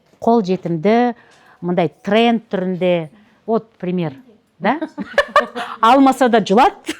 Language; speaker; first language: Kazakh; non-native, local second language; Russian